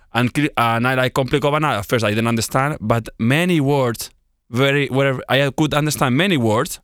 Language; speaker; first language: English; non-native, fluent; Spanish